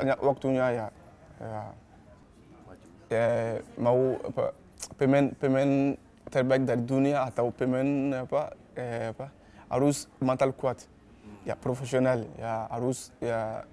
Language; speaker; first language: Indonesian; non-native, learner; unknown